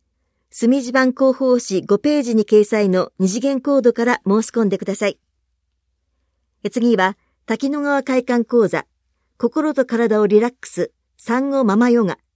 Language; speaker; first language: Japanese; native; Japanese